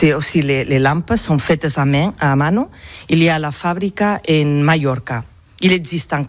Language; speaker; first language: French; non-native, learner; Catalan